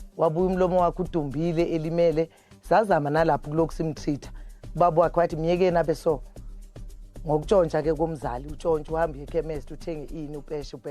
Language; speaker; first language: Zulu; native; Zulu